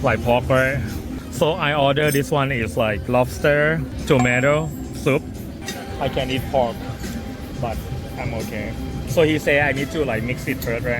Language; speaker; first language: English; non-native, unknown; Thai